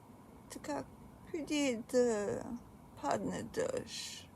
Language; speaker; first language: Bulgarian; early bilingual, heritage; Bulgarian